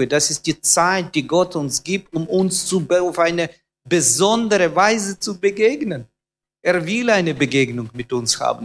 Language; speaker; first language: German; non-native, fluent; Russian